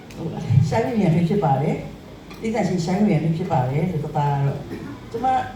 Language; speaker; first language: Burmese; non-native, local second language; Shan